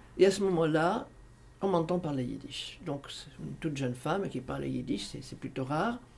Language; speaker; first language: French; non-native, fluent; Spanish